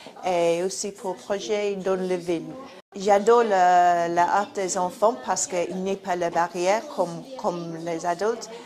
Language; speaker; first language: French; non-native, fluent; English